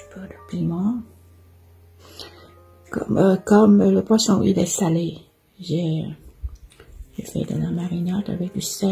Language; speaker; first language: French; non-native, fluent; Vietnamese